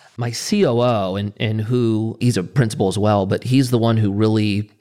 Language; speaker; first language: English; native; English